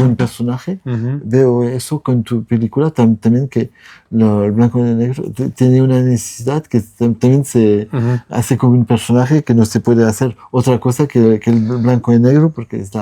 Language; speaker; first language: Spanish; non-native, learner; French